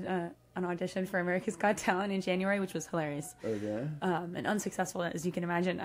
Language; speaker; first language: English; native; English